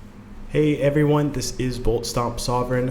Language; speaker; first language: English; native; English